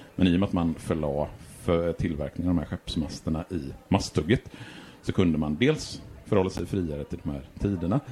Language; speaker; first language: Swedish; native; Swedish